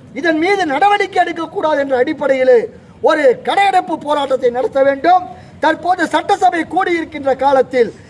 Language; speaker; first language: Tamil; native; Tamil